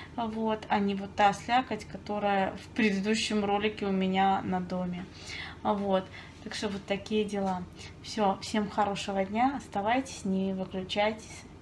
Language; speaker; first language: Russian; native; Russian